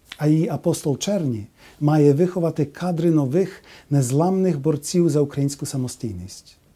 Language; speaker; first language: Ukrainian; early bilingual, heritage; Ukrainian